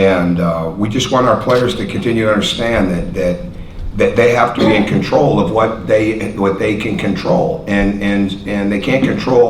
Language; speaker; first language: English; native; English